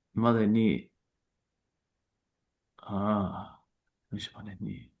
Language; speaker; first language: Japanese; non-native, learner; English